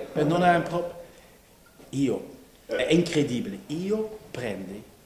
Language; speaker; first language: Italian; non-native, learner; Dutch